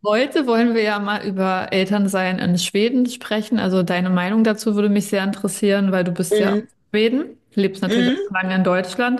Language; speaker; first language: German; native; German